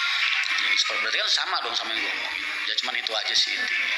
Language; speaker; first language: Indonesian; native; Indonesian